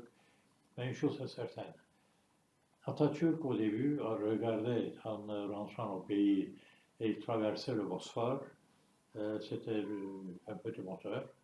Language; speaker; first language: French; non-native, fluent; Turkish